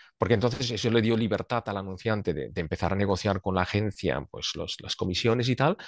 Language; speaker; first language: Spanish; non-native, fluent; Swiss German